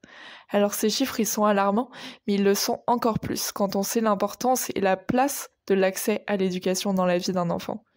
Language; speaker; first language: French; native; French